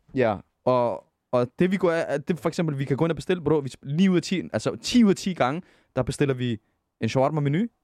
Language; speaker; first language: Danish; early bilingual, other home language; Arabic